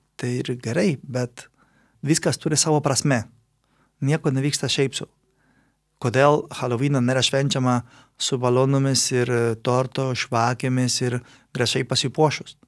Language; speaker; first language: Lithuanian; non-native, fluent; Spanish